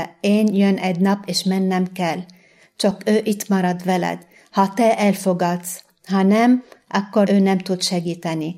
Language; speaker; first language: Hungarian; non-native, learner; Arabic